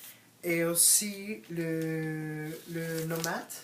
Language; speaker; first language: French; non-native, learner; Spanish